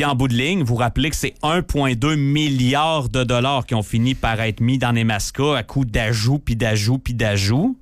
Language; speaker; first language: French; native; French